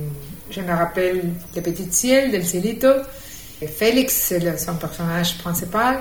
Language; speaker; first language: French; non-native, fluent; Spanish